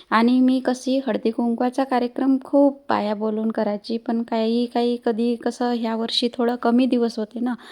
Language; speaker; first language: Marathi; non-native, local second language; Hindi